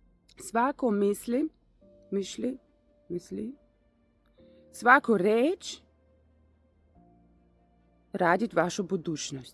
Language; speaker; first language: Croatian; non-native, learner; Russian